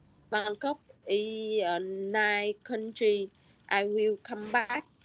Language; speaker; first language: English; non-native, learner; Vietnamese